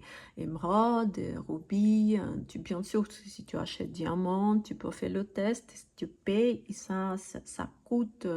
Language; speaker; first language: French; non-native, learner; Russian